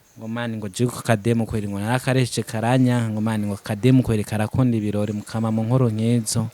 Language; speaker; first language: Rundi; native; Rundi